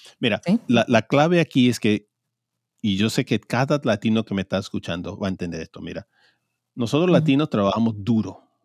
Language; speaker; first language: Spanish; early bilingual, heritage; Spanish